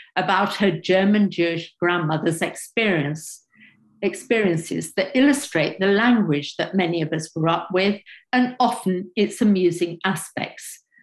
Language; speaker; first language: English; native; English